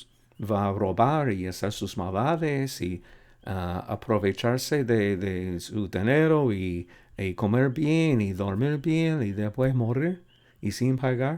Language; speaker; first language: Spanish; non-native, fluent; English